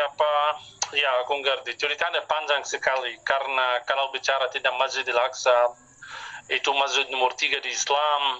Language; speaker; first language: Indonesian; non-native, fluent; Arabic